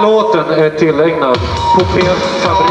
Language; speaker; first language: Swedish; native; Swedish